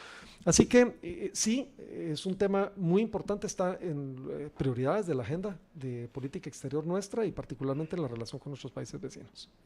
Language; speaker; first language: Spanish; native; Spanish